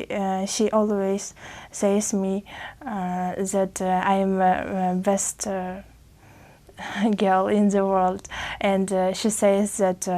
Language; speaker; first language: English; non-native, learner; Uzbek